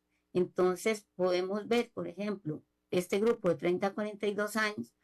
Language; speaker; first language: Spanish; native; Spanish